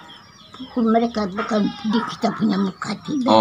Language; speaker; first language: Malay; non-native, local second language; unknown